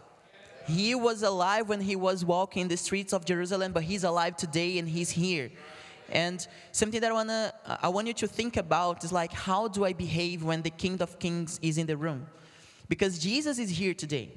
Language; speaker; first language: English; non-native, fluent; Portuguese